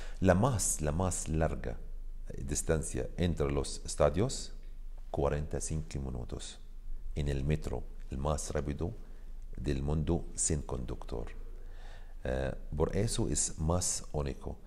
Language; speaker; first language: Spanish; non-native, learner; Arabic